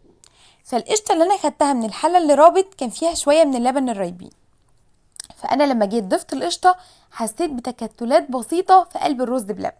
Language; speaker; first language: Arabic; native; Arabic